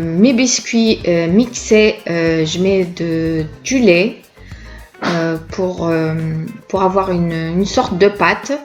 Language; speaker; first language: French; non-native, local second language; Kabyle